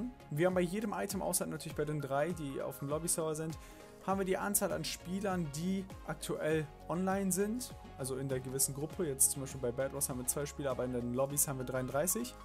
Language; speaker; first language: German; native; German